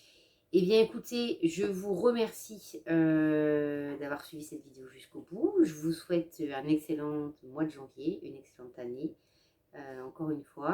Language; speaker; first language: French; native; French